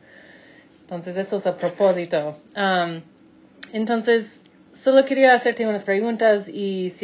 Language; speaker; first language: Spanish; non-native, fluent; English